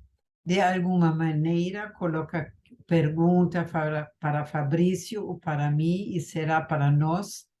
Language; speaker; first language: Portuguese; non-native, fluent; German